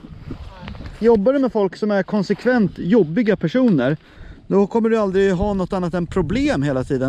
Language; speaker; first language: Swedish; native; Swedish